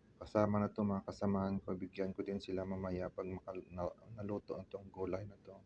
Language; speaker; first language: Filipino; non-native, local second language; Hiligaynon